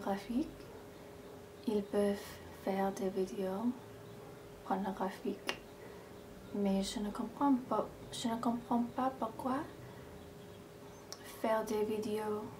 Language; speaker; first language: French; non-native, fluent; English